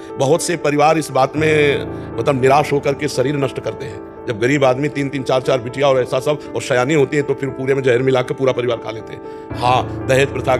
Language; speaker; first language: Hindi; native; Hindi